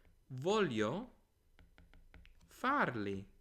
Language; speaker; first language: Italian; non-native, fluent; English